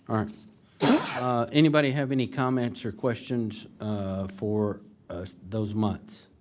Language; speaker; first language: English; native; English